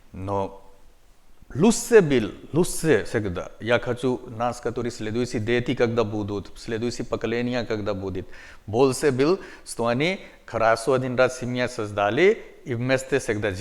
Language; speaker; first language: Russian; non-native, learner; Hindi